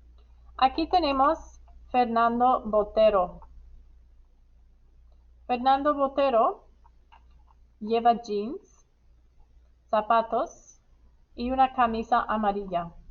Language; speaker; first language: Spanish; non-native, fluent; English